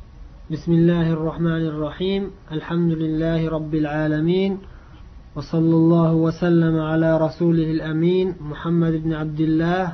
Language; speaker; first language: Arabic; non-native, fluent; Uzbek